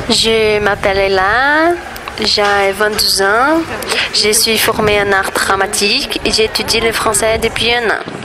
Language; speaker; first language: French; non-native, learner; Portuguese